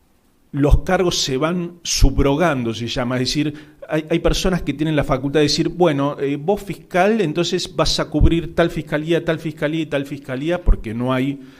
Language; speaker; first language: Spanish; native; Spanish